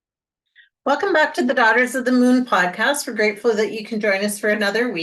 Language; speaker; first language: English; native; English